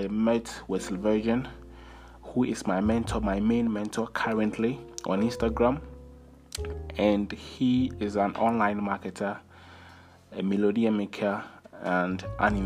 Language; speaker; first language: English; non-native, local second language; Akan